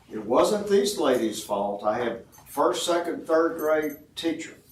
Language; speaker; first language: English; native; English